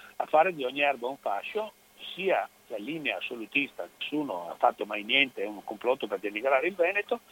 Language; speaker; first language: Italian; native; Italian